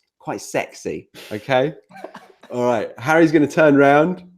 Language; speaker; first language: English; native; English